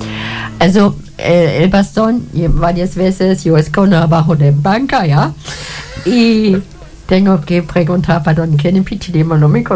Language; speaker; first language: Spanish; non-native, fluent; German